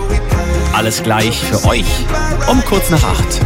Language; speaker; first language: German; native; German